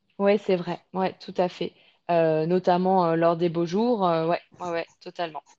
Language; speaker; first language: French; native; French